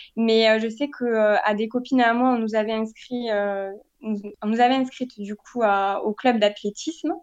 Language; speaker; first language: French; native; French